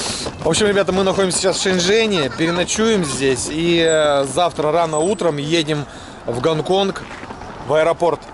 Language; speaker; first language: Russian; native; Russian